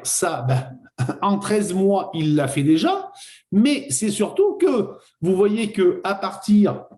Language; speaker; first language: French; native; French